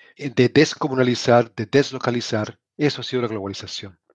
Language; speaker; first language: Spanish; native; Spanish